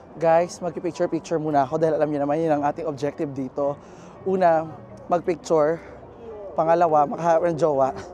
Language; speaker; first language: Filipino; native; Filipino